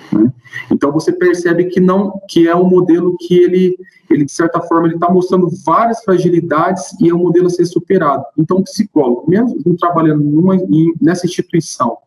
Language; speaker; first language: Portuguese; native; Portuguese